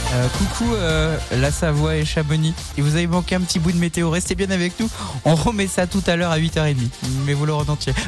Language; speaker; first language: French; native; French